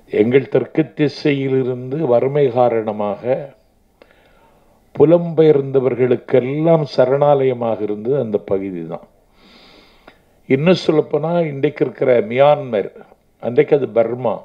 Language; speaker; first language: Tamil; native; Tamil